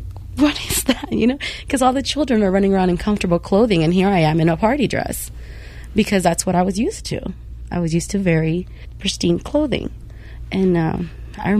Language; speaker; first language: English; non-native, local second language; Spanish